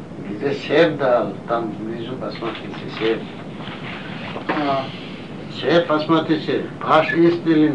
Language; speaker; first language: Russian; non-native, learner; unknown